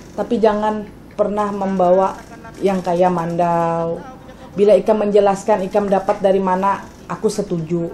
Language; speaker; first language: Indonesian; non-native, local second language; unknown